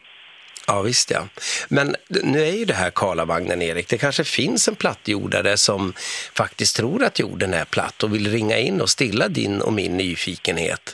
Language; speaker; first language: Swedish; native; Swedish